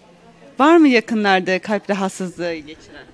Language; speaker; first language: Turkish; native; Turkish